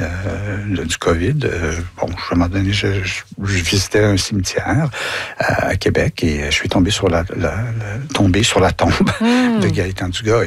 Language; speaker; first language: French; native; French